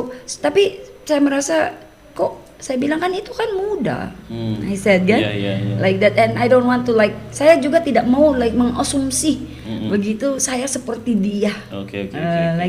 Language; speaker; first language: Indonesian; non-native, learner; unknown